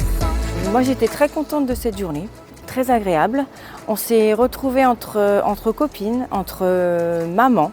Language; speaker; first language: French; native; French